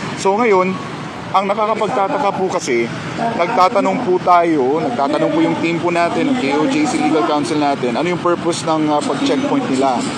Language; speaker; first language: Filipino; non-native, local second language; Cebuano